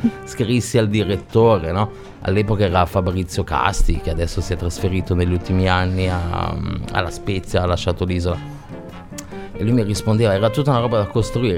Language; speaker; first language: Italian; native; Italian